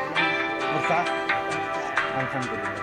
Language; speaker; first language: Arabic; non-native, learner; Malayalam